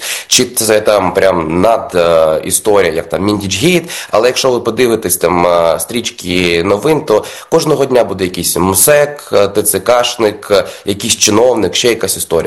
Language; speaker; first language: Ukrainian; native; Ukrainian